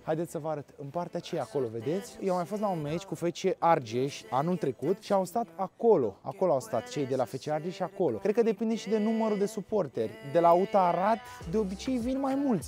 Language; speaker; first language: Romanian; native; Romanian